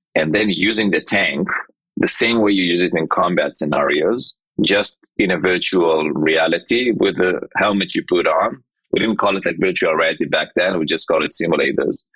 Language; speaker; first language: English; non-native, fluent; Hebrew